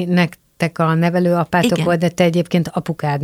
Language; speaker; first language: Hungarian; native; Hungarian